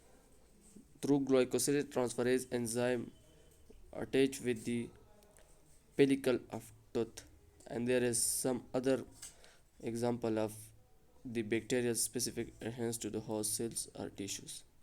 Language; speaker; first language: English; non-native, local second language; Urdu